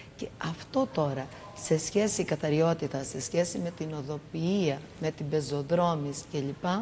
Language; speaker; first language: Greek; native; Greek